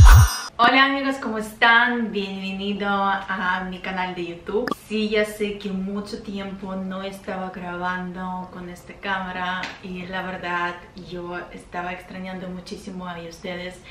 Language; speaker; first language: Spanish; non-native, fluent; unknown